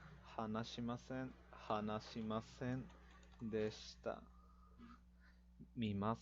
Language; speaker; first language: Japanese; non-native, fluent; Spanish